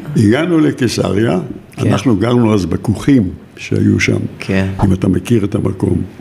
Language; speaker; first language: Hebrew; native; Hebrew